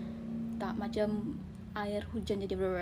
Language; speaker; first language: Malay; non-native, learner; Indonesian